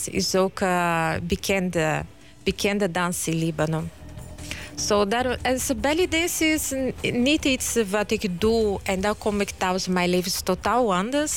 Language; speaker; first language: Dutch; non-native, fluent; Portuguese